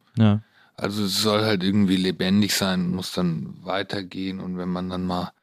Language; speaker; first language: German; native; German